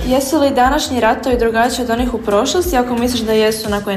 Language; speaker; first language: Serbian; native; Serbian